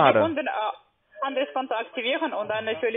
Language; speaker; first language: German; non-native, learner; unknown